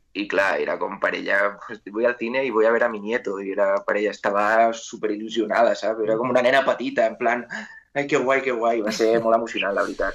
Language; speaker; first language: Spanish; non-native, local second language; Catalan